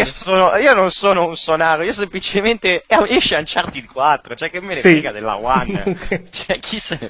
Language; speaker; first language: Italian; native; Italian